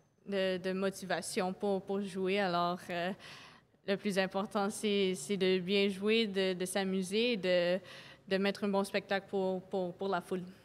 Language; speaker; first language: French; non-native, local second language; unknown